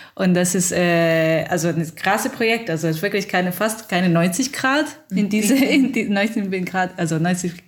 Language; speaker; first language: German; non-native, fluent; Italian